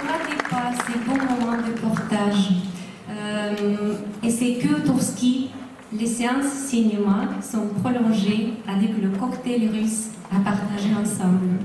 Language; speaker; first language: French; non-native, fluent; Russian